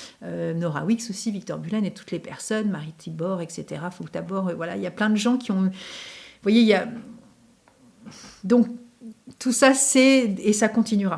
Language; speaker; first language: French; native; French